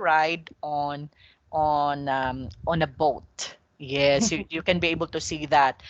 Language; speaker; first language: English; non-native, local second language; Filipino